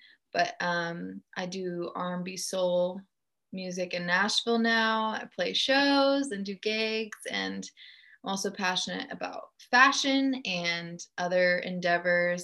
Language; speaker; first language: English; early bilingual, other home language; German